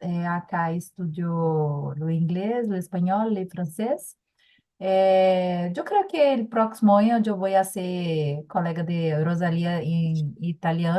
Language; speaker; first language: Spanish; non-native, learner; Portuguese